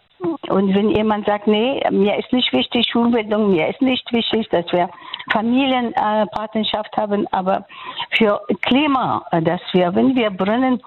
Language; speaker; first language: German; non-native, fluent; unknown